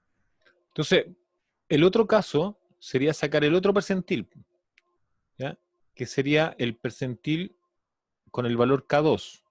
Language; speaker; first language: Spanish; native; Spanish